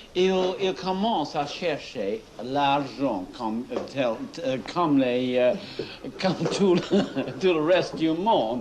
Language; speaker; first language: French; non-native, learner; English